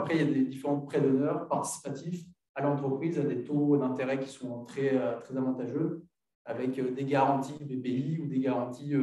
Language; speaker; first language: French; native; French